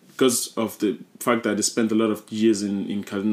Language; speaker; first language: English; non-native, local second language; Yoruba